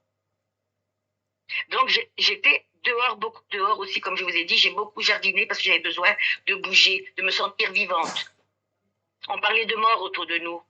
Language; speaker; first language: French; native; French